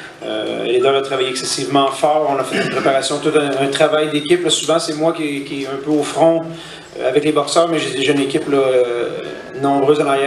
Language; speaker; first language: French; native; French